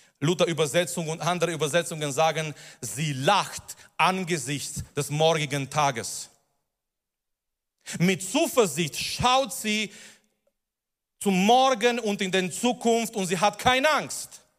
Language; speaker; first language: German; non-native, fluent; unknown